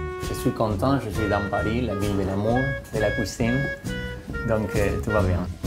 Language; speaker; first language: French; non-native, fluent; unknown